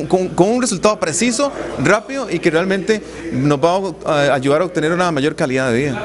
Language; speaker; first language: Spanish; native; Spanish